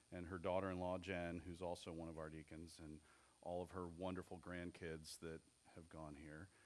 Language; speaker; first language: English; native; English